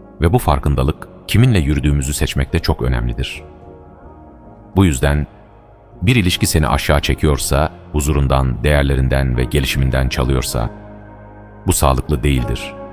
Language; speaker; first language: Turkish; native; Turkish